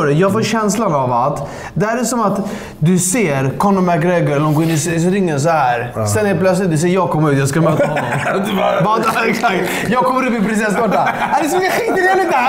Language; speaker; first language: Swedish; native; Swedish